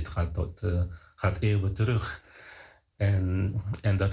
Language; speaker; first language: Dutch; non-native, fluent; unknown